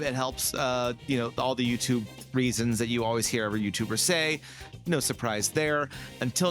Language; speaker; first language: English; native; English